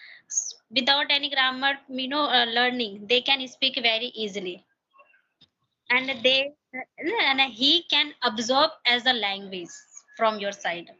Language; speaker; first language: English; non-native, learner; Hindi